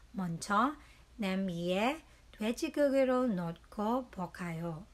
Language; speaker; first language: Korean; non-native, learner; Filipino